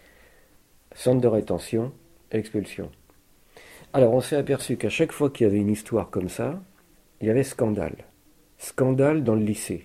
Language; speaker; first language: French; native; French